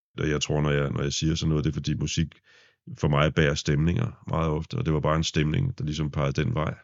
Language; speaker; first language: Danish; native; Danish